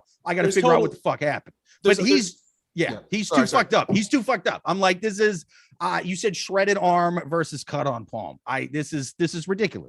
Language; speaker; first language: English; native; English